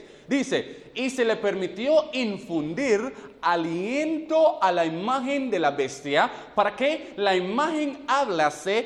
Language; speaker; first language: Spanish; non-native, fluent; English